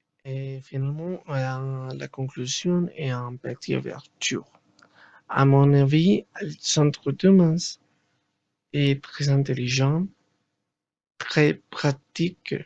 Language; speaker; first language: French; non-native, learner; Spanish